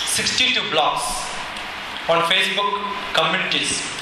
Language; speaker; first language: English; non-native, local second language; Malayalam